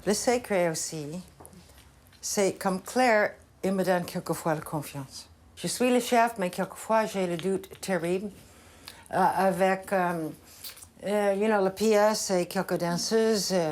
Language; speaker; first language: French; non-native, learner; English